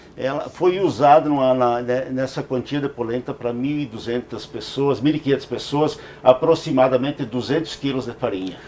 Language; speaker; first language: Portuguese; native; Portuguese